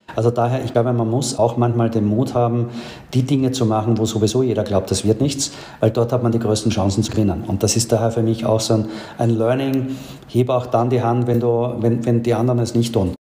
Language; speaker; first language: German; native; German